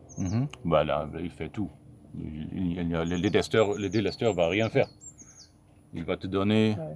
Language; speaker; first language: French; non-native, fluent; German